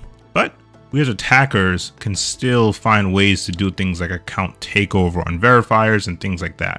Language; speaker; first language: English; native; English